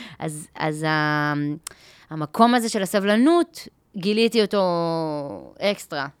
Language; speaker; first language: Hebrew; native; Hebrew